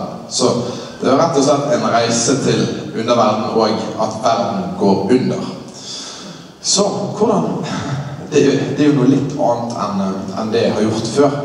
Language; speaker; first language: Norwegian; native; Norwegian